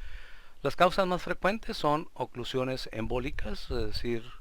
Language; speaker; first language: Spanish; native; Spanish